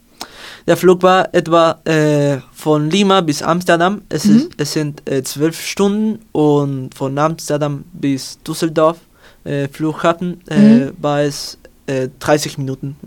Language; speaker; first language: German; non-native, learner; Spanish